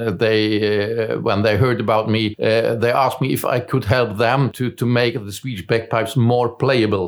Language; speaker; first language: English; non-native, fluent; German